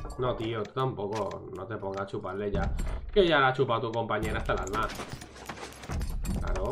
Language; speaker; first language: Spanish; native; Spanish